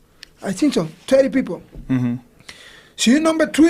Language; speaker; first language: English; non-native, learner; Spanish